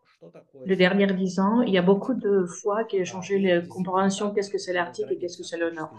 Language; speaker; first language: French; non-native, learner; Russian